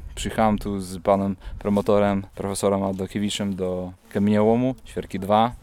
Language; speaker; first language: Polish; non-native, fluent; Russian